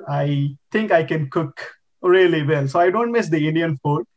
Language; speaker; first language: English; non-native, local second language; Telugu